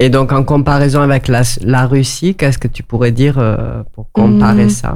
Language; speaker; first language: French; native; French